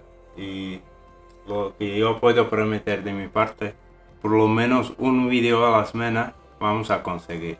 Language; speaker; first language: Spanish; non-native, fluent; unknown